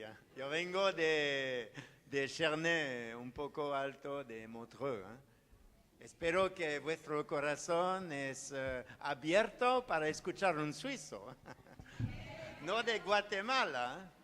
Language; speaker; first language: Spanish; non-native, learner; French